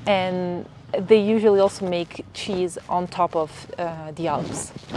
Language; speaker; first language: English; non-native, fluent; Italian